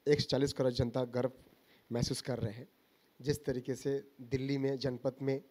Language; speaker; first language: Hindi; non-native, local second language; Bangla